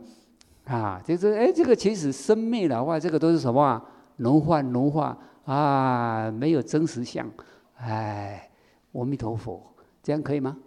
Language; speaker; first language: Chinese; native; Chinese